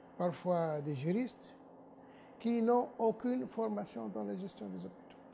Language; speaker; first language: French; non-native, local second language; Arabic